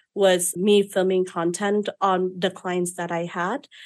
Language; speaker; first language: English; non-native, fluent; Vietnamese